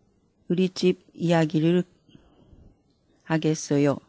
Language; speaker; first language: Korean; non-native, fluent; Japanese